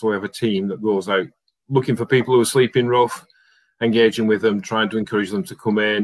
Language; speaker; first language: English; native; English